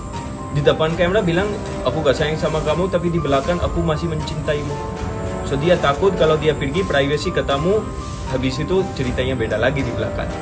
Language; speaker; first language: Indonesian; non-native, fluent; Hindi